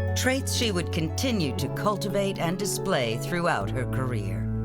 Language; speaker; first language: English; native; English